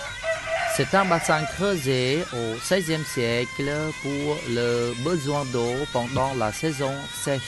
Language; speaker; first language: French; non-native, fluent; Khmer